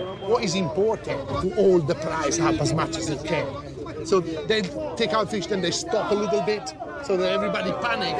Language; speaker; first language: English; non-native, fluent; Italian